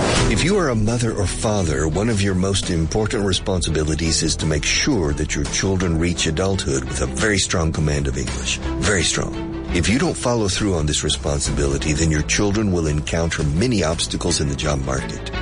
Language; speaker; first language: English; native; English